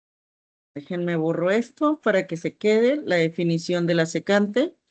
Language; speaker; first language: Spanish; native; Spanish